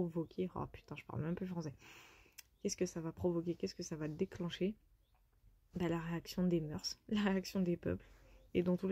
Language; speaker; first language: French; native; French